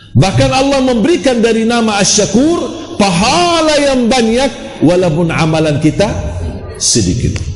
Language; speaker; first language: Malay; non-native, fluent; Arabic